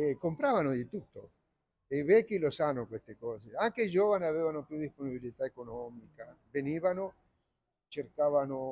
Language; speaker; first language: Italian; non-native, fluent; Spanish